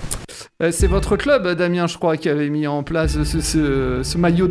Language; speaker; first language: French; native; French